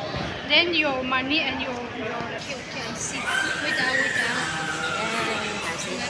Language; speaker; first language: English; non-native, learner; Burmese